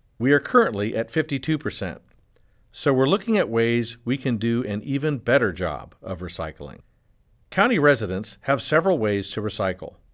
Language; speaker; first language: English; native; English